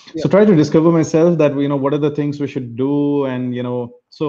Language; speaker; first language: English; non-native, local second language; Bangla